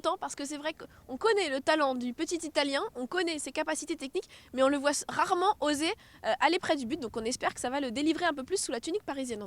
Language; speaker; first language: French; native; French